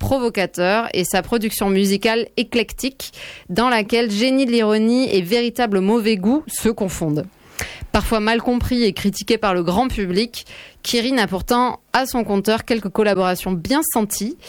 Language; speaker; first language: French; native; French